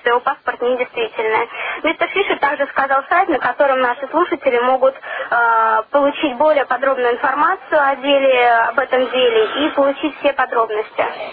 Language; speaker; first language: Russian; native; Russian